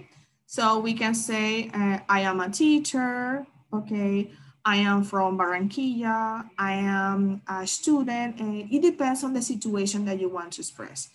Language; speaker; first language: English; non-native, fluent; Spanish